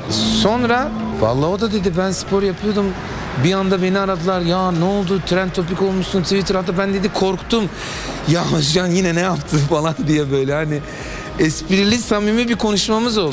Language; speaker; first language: Turkish; native; Turkish